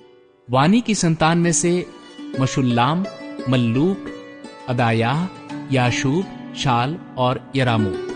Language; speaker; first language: Hindi; native; Hindi